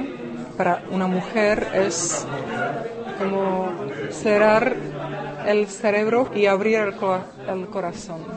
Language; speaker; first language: Spanish; non-native, fluent; Czech